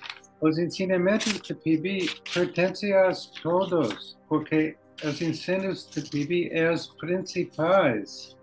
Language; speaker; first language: Portuguese; non-native, learner; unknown